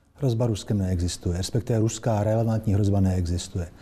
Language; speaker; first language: Czech; native; Czech